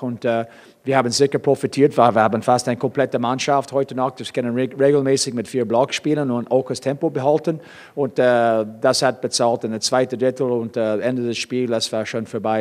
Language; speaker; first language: German; non-native, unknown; English